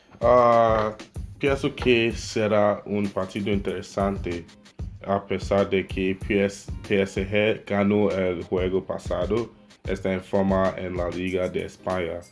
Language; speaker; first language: Spanish; non-native, learner; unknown